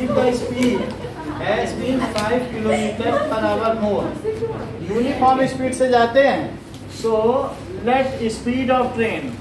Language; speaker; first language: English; non-native, local second language; Hindi